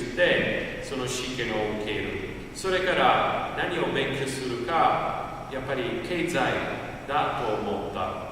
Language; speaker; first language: Japanese; non-native, fluent; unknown